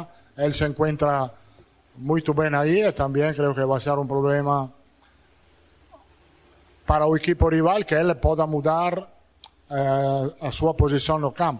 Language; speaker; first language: Portuguese; non-native, fluent; Italian